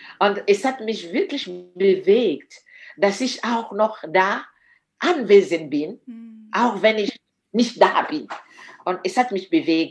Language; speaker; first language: German; non-native, fluent; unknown